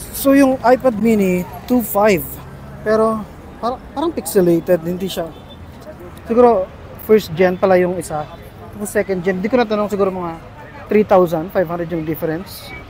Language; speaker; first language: Filipino; native; Filipino